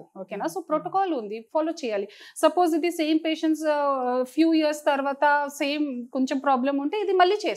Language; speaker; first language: Telugu; non-native, fluent; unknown